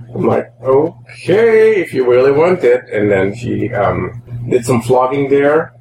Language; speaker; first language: English; native; English